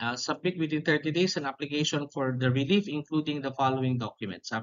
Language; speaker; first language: English; non-native, local second language; Filipino